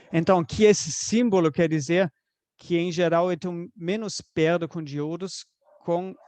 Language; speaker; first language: Portuguese; non-native, fluent; German